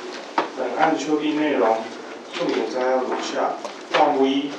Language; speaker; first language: Chinese; native; Chinese